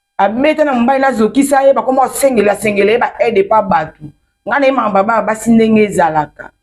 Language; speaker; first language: Lingala; non-native, local second language; Kongo